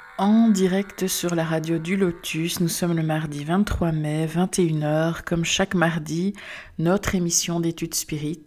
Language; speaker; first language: French; native; French